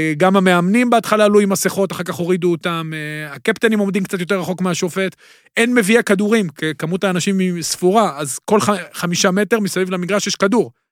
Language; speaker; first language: Hebrew; native; Hebrew